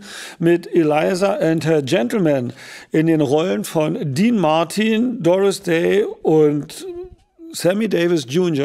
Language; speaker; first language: German; native; German